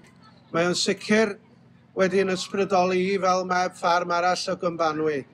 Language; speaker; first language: Welsh; native; Welsh